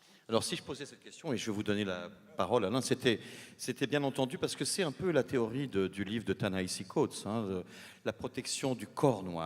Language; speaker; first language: French; native; French